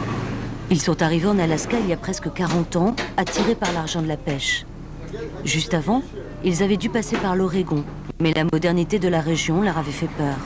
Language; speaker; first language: French; native; French